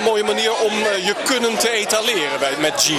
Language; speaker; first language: Dutch; native; Dutch